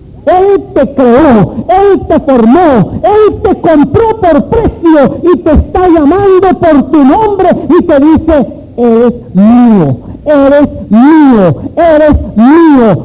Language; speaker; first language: Spanish; native; Spanish